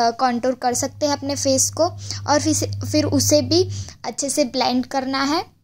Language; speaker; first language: Hindi; non-native, local second language; Gujarati